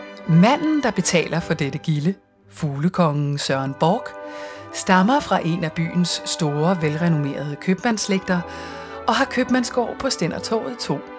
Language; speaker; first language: Danish; native; Danish